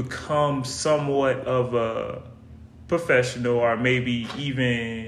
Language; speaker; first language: English; native; English